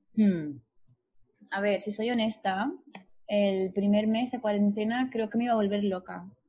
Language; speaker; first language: Spanish; native; Spanish